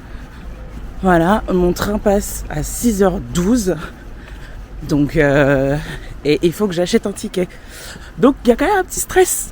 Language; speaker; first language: French; native; French